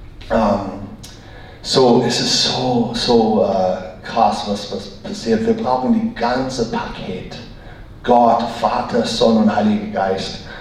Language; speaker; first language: German; non-native, learner; English